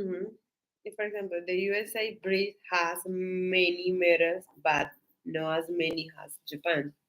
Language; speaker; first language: English; non-native, learner; Spanish